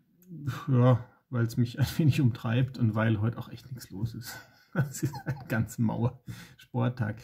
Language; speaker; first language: German; native; German